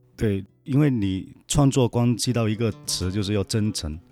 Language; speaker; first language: Chinese; non-native, local second language; Min Nan Chinese